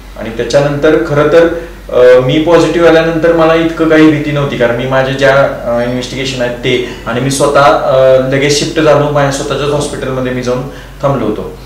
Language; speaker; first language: Marathi; native; Marathi